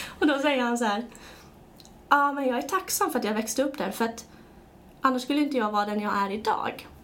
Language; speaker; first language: Swedish; early bilingual, other home language; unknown